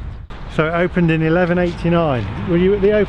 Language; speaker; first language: English; native; English